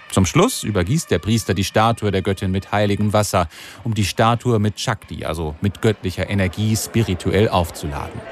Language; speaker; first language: German; native; German